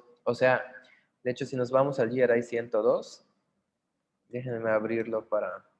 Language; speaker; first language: Spanish; native; Spanish